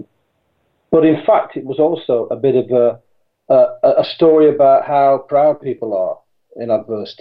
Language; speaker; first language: English; native; English